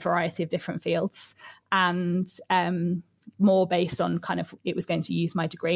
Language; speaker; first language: English; native; English